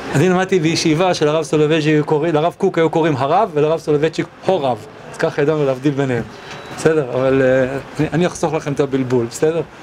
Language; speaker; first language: Hebrew; early bilingual, other home language; English